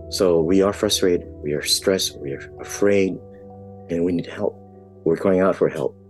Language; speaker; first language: English; non-native, local second language; Filipino